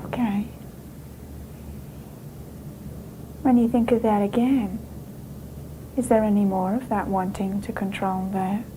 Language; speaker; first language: English; native; English